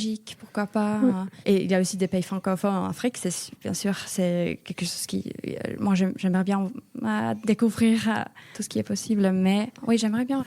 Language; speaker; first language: French; non-native, fluent; Finnish